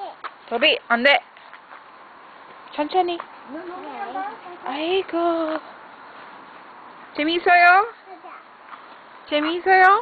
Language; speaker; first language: Korean; non-native, learner; English